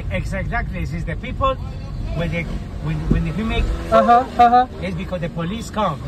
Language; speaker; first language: English; non-native, learner; Spanish